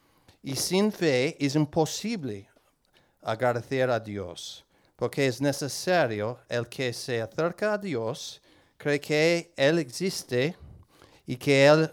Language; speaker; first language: Spanish; non-native, learner; English